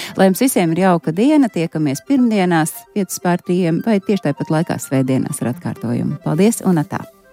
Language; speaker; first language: Latvian; native; Latvian